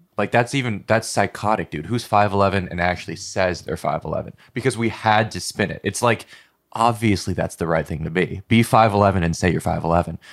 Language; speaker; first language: English; native; English